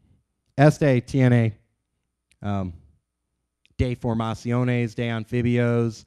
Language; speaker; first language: Spanish; non-native, learner; English